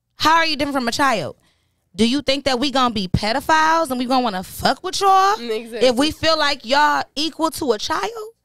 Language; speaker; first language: English; native; English